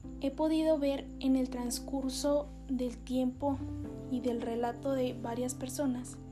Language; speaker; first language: Spanish; native; Spanish